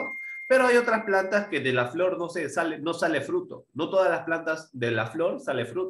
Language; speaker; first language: Spanish; native; Spanish